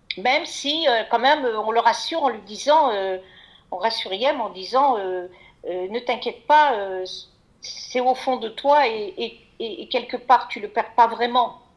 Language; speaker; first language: French; early bilingual, other home language; Kabyle